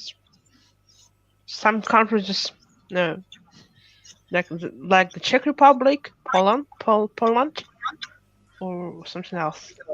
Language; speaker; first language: English; non-native, fluent; Russian